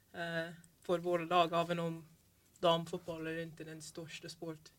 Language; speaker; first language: Swedish; non-native, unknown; English